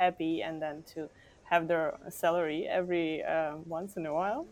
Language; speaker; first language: English; non-native, fluent; Ukrainian